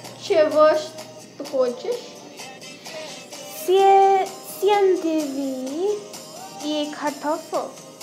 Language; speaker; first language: Russian; non-native, learner; English